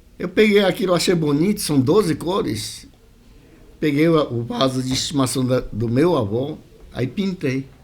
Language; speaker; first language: Portuguese; early bilingual, other home language; Japanese